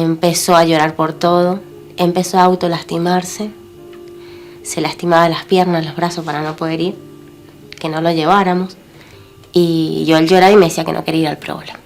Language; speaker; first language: Spanish; native; Spanish